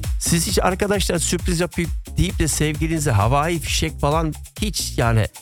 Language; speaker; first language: Turkish; early bilingual, heritage; Turkish